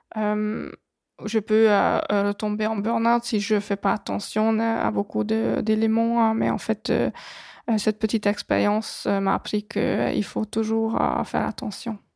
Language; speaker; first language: French; non-native, fluent; Hungarian